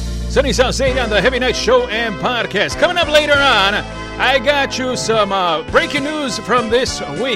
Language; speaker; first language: English; early bilingual, other home language; Spanish